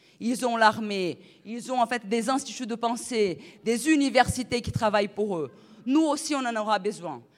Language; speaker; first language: French; non-native, fluent; Portuguese